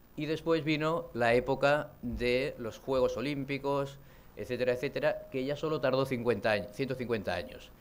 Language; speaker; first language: Spanish; native; Spanish